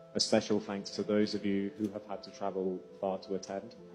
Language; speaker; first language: English; native; English